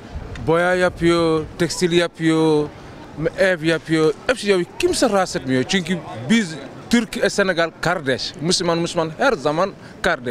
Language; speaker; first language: Turkish; non-native, learner; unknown